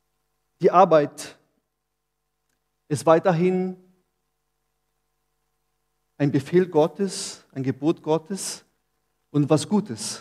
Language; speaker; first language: German; non-native, fluent; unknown